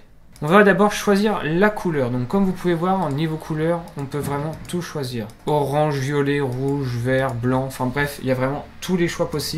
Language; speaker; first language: French; native; French